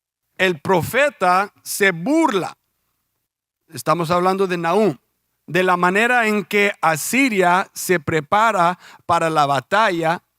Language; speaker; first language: Spanish; early bilingual, heritage; Spanish